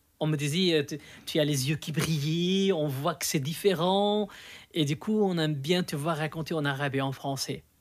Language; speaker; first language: French; non-native, fluent; Arabic